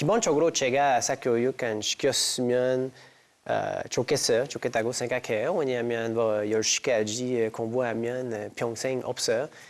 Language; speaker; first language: Korean; non-native, fluent; English